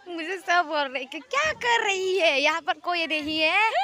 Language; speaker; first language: Hindi; non-native, local second language; Assamese